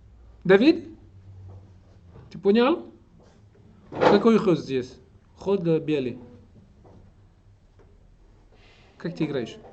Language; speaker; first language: Russian; non-native, learner; French